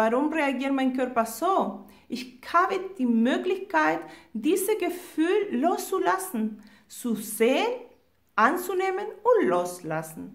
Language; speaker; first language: German; non-native, fluent; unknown